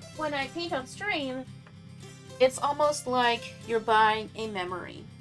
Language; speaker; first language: English; native; English